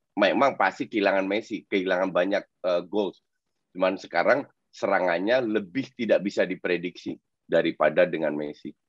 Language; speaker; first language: Indonesian; non-native, fluent; Dutch